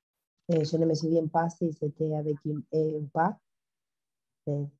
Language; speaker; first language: French; non-native, learner; Spanish